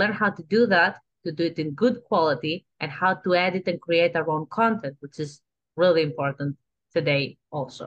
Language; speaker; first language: English; non-native, fluent; Greek